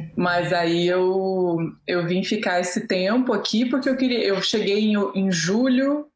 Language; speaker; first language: Portuguese; native; Portuguese